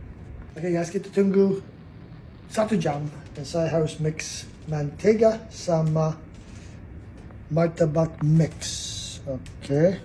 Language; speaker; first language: Indonesian; non-native, learner; English